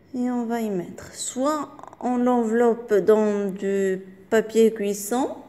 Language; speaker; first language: French; non-native, local second language; Arabic